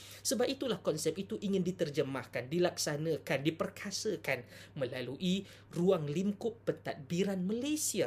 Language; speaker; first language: Malay; native; Malay